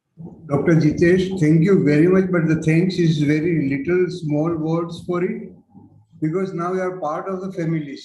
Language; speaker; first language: English; non-native, local second language; Hindi